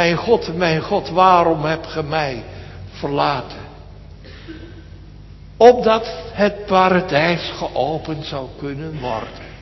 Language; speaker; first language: Dutch; native; Dutch